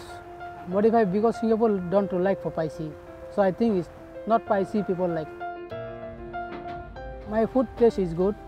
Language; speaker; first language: English; non-native, learner; Bangla